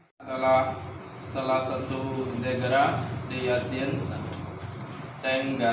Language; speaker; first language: Indonesian; non-native, learner; Khmer